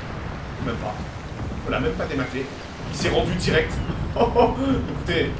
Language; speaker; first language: French; native; French